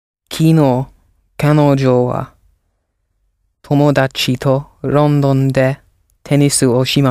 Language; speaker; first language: Japanese; non-native, learner; English